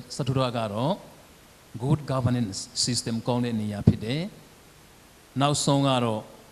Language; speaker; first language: Burmese; non-native, local second language; Tedim Chin